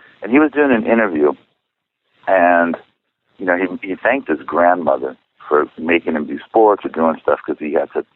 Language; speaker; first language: English; early bilingual, other home language; Czech